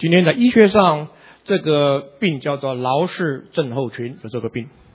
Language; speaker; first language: Chinese; native; Chinese